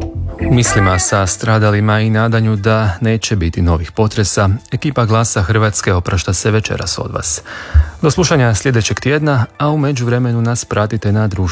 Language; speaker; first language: Serbian; native; Serbian